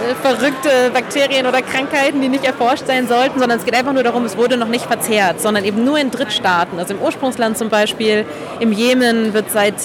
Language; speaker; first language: German; non-native, fluent; Catalan